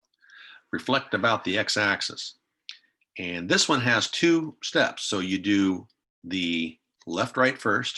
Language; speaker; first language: English; native; English